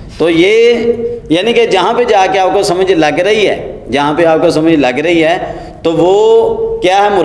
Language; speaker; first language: Urdu; non-native, local second language; Punjabi